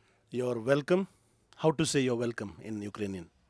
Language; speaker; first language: English; non-native, local second language; Kannada